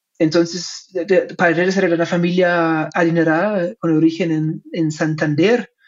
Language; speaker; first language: Spanish; non-native, fluent; German